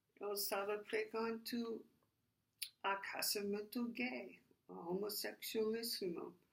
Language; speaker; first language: Portuguese; non-native, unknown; English